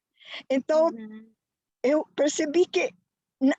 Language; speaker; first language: Portuguese; non-native, fluent; Spanish